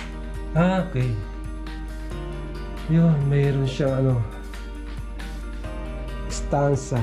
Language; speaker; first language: Italian; non-native, learner; Filipino